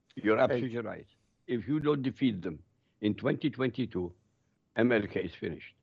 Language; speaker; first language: English; non-native, fluent; Arabic